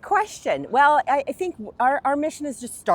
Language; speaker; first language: English; native; English